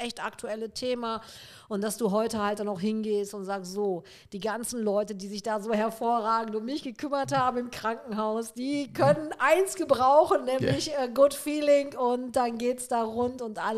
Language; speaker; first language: German; native; German